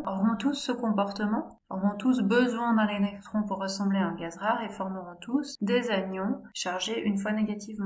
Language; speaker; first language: French; native; French